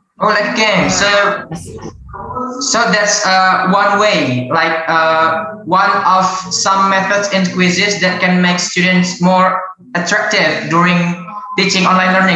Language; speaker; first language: English; non-native, learner; Indonesian